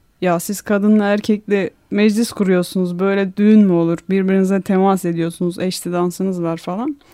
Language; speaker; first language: Turkish; non-native, local second language; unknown